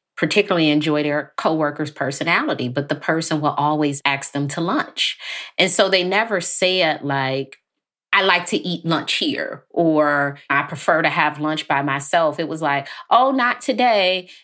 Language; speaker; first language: English; native; English